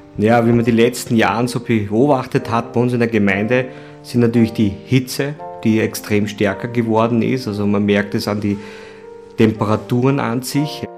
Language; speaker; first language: German; native; German